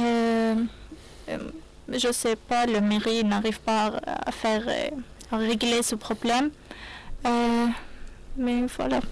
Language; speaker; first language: French; non-native, learner; Arabic